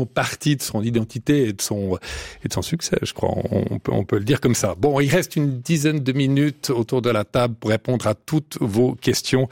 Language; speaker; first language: French; native; French